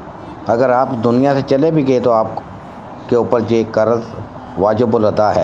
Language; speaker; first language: Urdu; native; Urdu